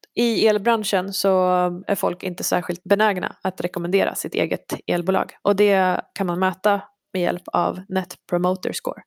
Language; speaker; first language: Swedish; native; Swedish